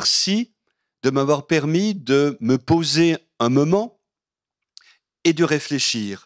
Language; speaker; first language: French; native; French